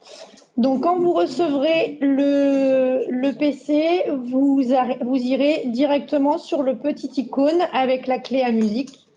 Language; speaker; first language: French; native; French